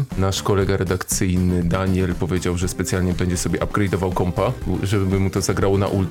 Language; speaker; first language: Polish; native; Polish